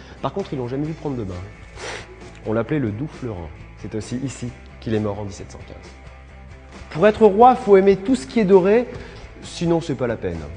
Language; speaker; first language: French; native; French